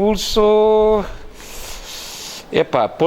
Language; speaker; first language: Spanish; non-native, learner; Portuguese